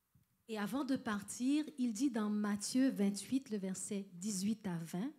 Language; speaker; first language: French; native; French